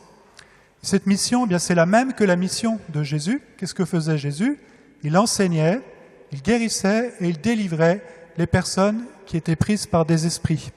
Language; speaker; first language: French; native; French